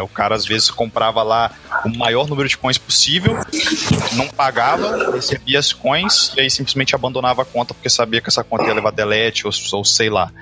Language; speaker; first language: Portuguese; native; Portuguese